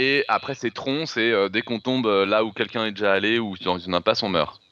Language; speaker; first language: French; native; French